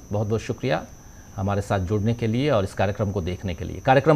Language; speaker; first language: Hindi; native; Hindi